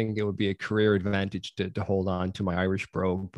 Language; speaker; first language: English; native; English